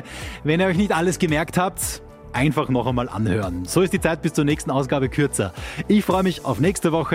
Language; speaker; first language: German; native; German